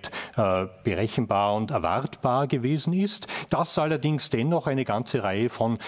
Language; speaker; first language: German; native; German